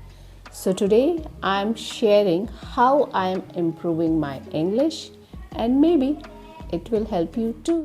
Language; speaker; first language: English; non-native, learner; Hindi